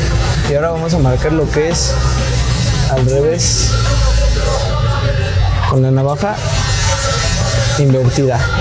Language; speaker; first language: Spanish; native; Spanish